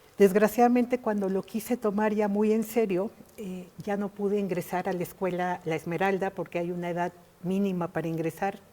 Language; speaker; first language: Spanish; native; Spanish